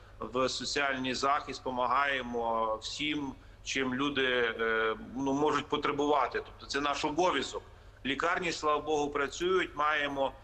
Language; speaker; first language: Ukrainian; native; Ukrainian